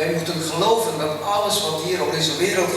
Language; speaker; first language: Dutch; early bilingual, other home language; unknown